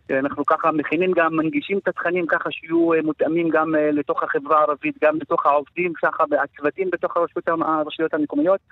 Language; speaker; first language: Hebrew; non-native, local second language; Arabic